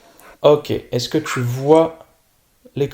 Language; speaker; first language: French; native; French